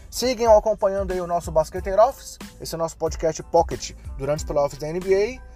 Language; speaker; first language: Portuguese; native; Portuguese